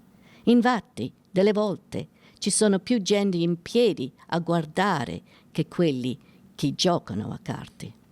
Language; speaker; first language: Italian; early bilingual, heritage; Italian